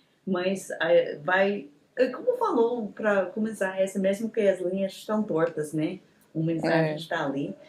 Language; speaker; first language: Portuguese; non-native, fluent; English